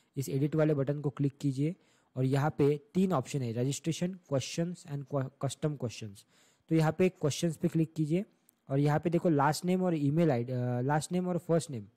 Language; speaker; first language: Hindi; non-native, local second language; Marathi